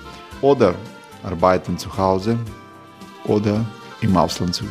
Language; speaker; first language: German; non-native, learner; Croatian